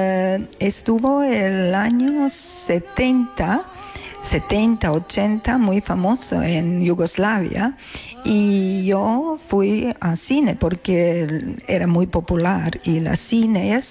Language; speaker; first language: Spanish; non-native, learner; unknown